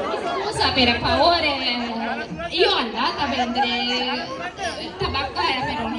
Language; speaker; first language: Italian; non-native, learner; Sinhala